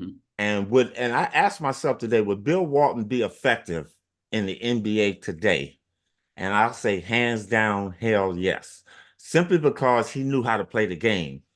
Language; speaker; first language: English; native; English